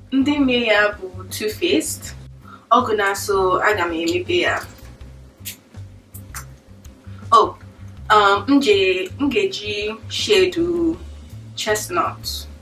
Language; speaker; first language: Igbo; early bilingual, heritage; English